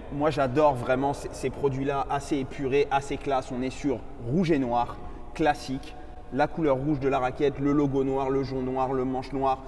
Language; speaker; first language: French; native; French